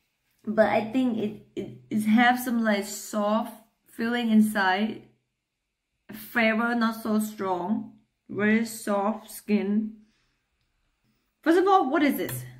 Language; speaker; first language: English; non-native, learner; Thai